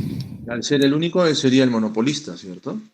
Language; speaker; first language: Spanish; native; Spanish